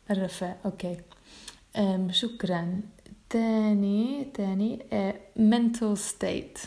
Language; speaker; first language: Arabic; non-native, fluent; English